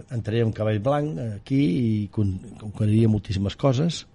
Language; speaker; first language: Catalan; native; Catalan